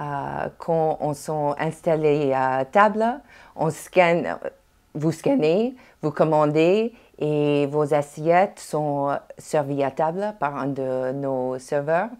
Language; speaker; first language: French; non-native, fluent; English